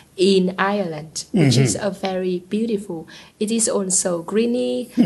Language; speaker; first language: English; non-native, learner; Vietnamese